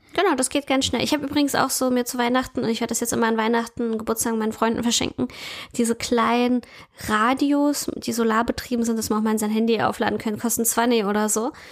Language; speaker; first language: German; early bilingual, other home language; Russian